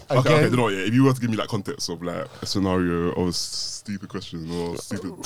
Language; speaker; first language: English; native; English